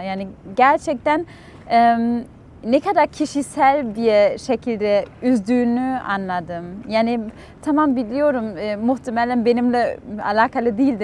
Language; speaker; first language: Turkish; non-native, fluent; German